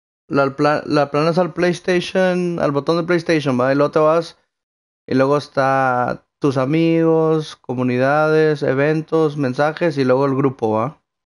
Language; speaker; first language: Spanish; early bilingual, heritage; Spanish